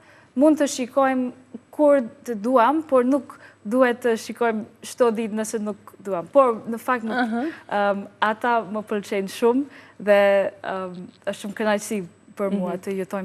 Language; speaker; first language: Albanian; non-native, learner; English